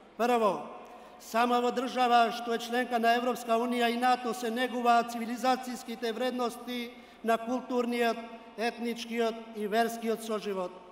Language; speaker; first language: Macedonian; non-native, local second language; Albanian